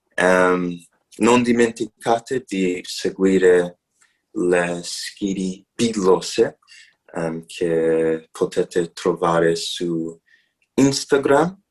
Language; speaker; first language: Italian; non-native, learner; English